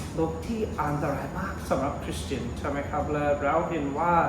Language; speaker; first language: Thai; non-native, fluent; English